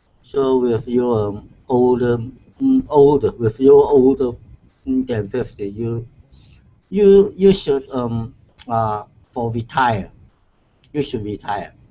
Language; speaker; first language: English; non-native, learner; Chinese